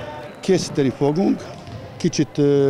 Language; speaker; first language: Hungarian; non-native, fluent; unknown